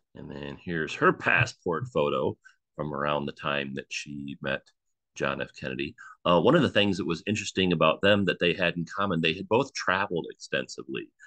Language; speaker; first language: English; native; English